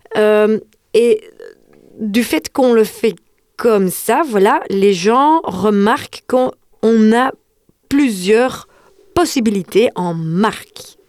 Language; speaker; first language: French; non-native, local second language; Dutch